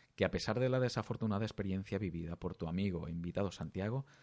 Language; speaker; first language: Spanish; native; Spanish